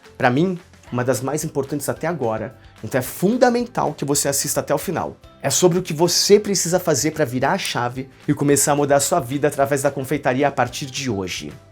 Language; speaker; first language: Portuguese; native; Portuguese